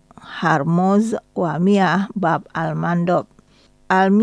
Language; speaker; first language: Arabic; non-native, fluent; Indonesian